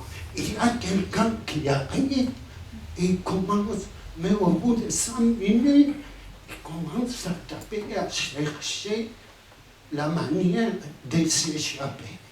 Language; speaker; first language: French; non-native, fluent; Spanish